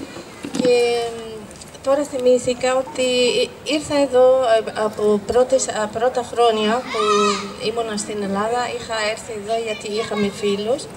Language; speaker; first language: Greek; non-native, fluent; Arabic